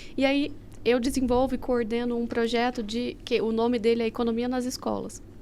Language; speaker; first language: Portuguese; native; Portuguese